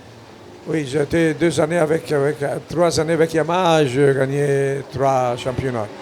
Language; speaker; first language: French; non-native, fluent; Italian